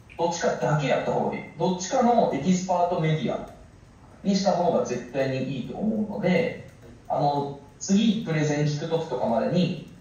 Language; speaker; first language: Japanese; non-native, fluent; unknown